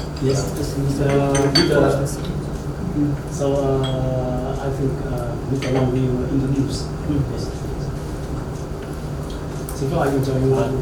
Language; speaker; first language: English; non-native, learner; Vietnamese